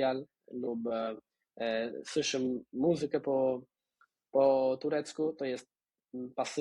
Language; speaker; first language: Polish; non-native, fluent; Spanish